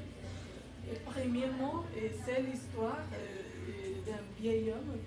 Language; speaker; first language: French; non-native, learner; Spanish